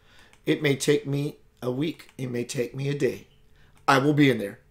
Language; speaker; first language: English; native; English